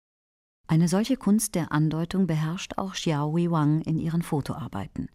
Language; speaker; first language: German; native; German